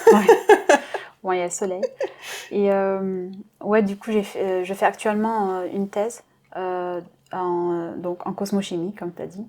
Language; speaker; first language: French; non-native, local second language; Arabic